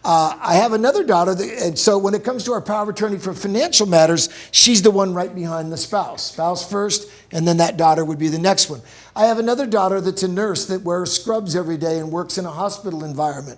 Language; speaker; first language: English; native; English